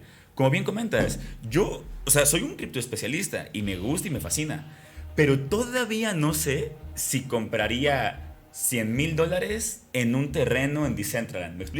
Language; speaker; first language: Spanish; native; Spanish